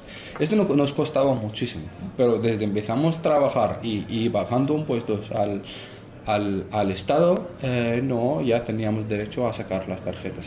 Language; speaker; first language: Spanish; non-native, fluent; Arabic